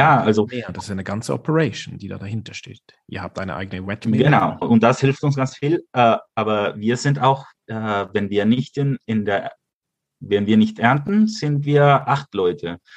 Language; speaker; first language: German; early bilingual, heritage; Spanish